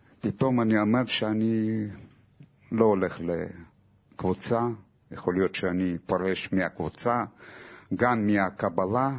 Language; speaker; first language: Hebrew; non-native, fluent; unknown